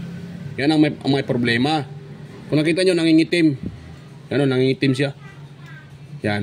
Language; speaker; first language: Filipino; native; Filipino